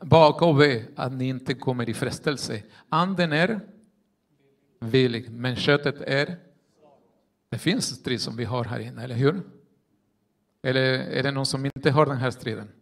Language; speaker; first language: Swedish; non-native, fluent; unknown